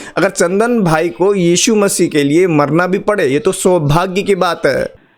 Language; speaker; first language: Hindi; non-native, local second language; Nepali